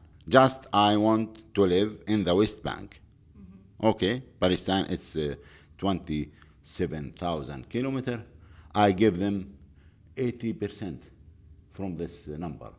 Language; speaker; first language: English; non-native, learner; Arabic